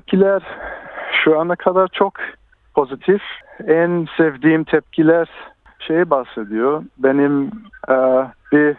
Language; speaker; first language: Turkish; early bilingual, heritage; Turkish